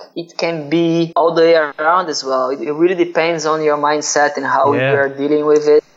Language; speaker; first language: English; non-native, fluent; Portuguese